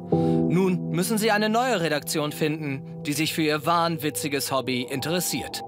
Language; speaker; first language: German; native; German